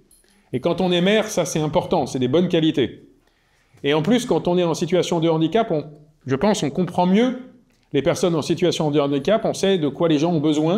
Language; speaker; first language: French; native; French